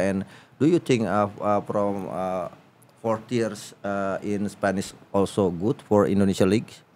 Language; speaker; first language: English; non-native, learner; Indonesian